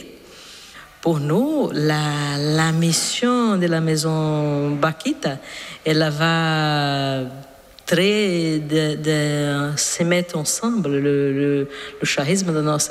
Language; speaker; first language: French; non-native, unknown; Portuguese